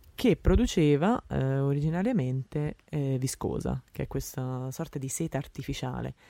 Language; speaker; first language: Italian; native; Italian